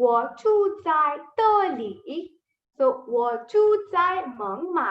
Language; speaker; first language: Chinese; non-native, fluent; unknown